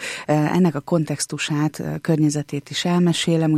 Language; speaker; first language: Hungarian; native; Hungarian